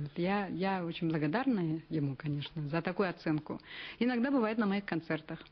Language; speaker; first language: Russian; non-native, local second language; Kazakh